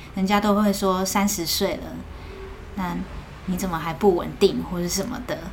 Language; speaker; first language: Chinese; native; Chinese